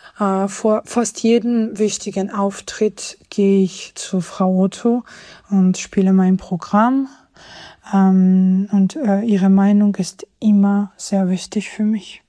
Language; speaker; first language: German; non-native, fluent; Georgian